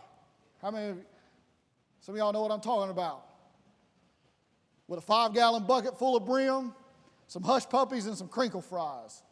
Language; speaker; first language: English; native; English